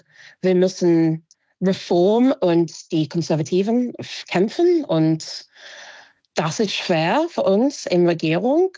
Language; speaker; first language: German; non-native, fluent; English